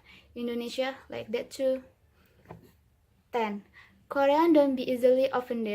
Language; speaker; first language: English; non-native, learner; Indonesian